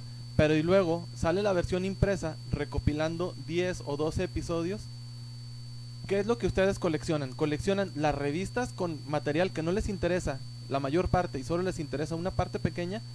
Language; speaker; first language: Spanish; native; Spanish